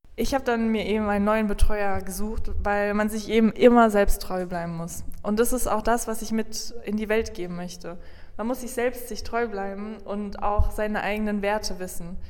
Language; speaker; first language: German; non-native, fluent; Spanish